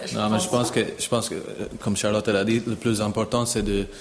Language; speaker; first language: French; non-native, learner; English